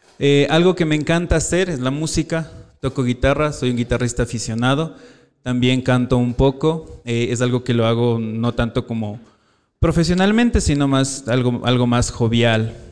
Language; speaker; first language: Spanish; native; Spanish